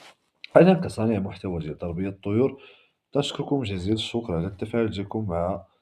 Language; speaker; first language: Arabic; native; Arabic